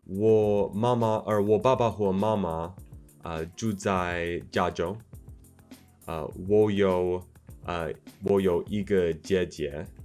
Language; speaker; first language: Chinese; non-native, learner; English